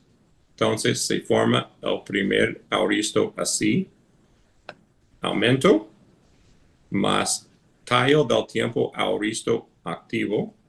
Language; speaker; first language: Spanish; non-native, fluent; English